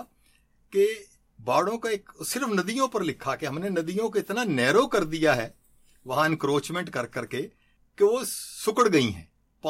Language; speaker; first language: Hindi; native; Hindi